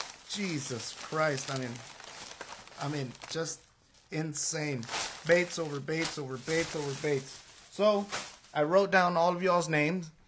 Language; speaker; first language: English; early bilingual, other home language; Spanish